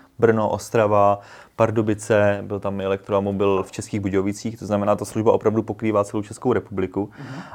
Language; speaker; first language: Czech; native; Czech